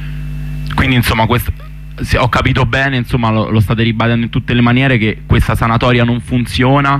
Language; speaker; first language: Italian; native; Italian